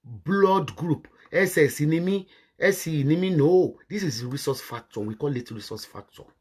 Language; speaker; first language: English; non-native, local second language; Yoruba